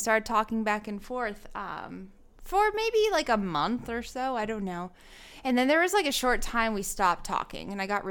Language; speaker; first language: English; native; English